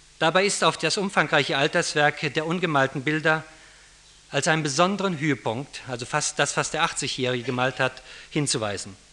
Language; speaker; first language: German; native; German